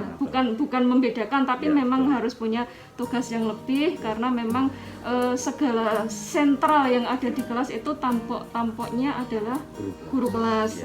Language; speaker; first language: Indonesian; native; Indonesian